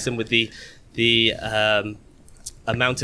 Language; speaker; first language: English; native; English